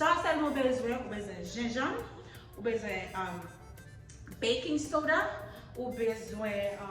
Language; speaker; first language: French; non-native, learner; Haitian Creole